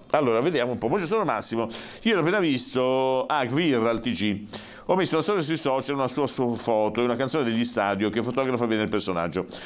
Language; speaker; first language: Italian; native; Italian